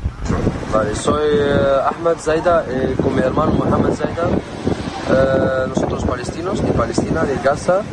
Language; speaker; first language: Spanish; non-native, learner; Arabic